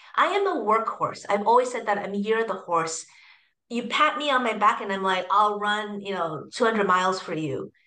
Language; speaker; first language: English; early bilingual, other home language; Cantonese